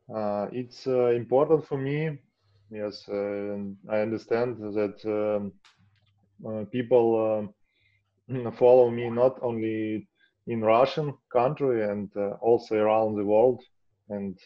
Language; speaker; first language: English; non-native, learner; Russian